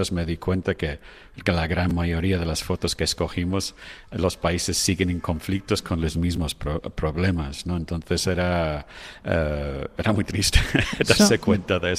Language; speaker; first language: Spanish; non-native, fluent; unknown